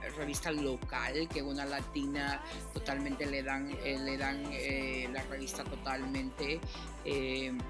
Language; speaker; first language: Spanish; early bilingual, heritage; Spanish